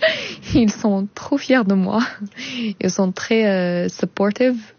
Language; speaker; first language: French; non-native, fluent; Arabic